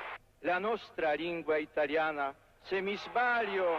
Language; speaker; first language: Italian; non-native, fluent; Polish